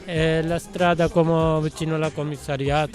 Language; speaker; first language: Italian; non-native, learner; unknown